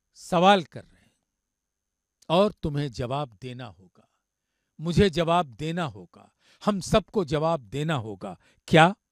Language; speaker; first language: Hindi; native; Hindi